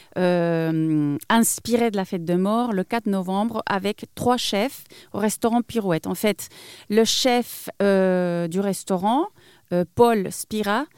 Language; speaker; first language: French; non-native, fluent; Spanish